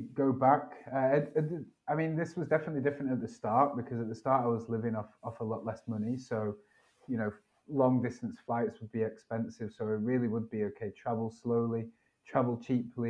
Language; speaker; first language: English; native; English